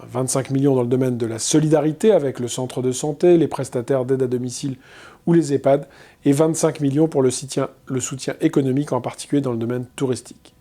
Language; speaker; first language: French; native; French